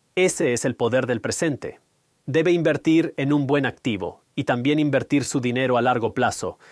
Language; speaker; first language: Spanish; non-native, fluent; Punjabi